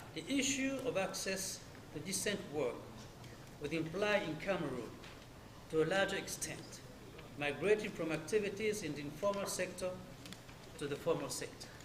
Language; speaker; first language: English; non-native, local second language; French